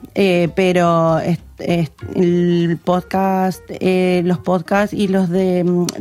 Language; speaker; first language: Catalan; non-native, learner; Spanish